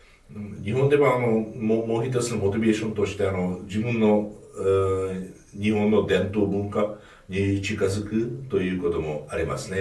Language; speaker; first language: Japanese; non-native, fluent; Hungarian